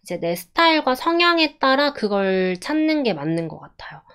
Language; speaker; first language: Korean; native; Korean